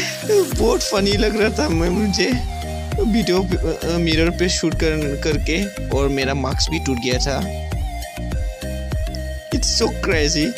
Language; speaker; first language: Hindi; non-native, local second language; Bodo